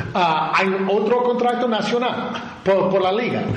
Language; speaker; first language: Spanish; non-native, learner; English